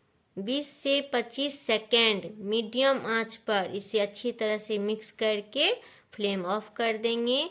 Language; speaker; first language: Hindi; native; Hindi